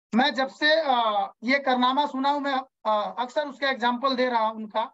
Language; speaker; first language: Hindi; native; Hindi